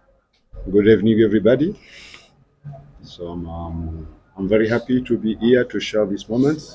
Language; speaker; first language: English; non-native, learner; French